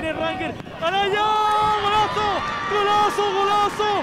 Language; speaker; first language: Spanish; native; Spanish